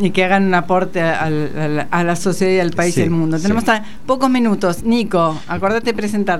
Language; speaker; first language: Spanish; native; Spanish